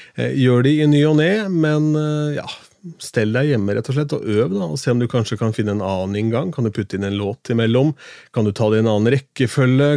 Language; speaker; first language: Norwegian; native; Norwegian